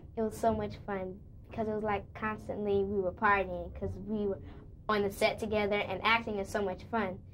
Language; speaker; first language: English; native; English